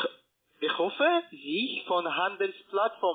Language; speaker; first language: German; non-native, learner; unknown